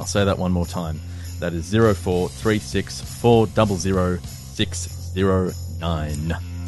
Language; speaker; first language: English; early bilingual, other home language; Greek